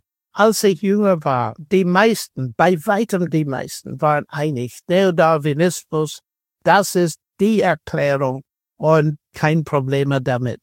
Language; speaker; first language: German; non-native, fluent; English